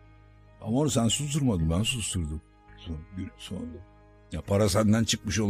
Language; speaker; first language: Turkish; native; Turkish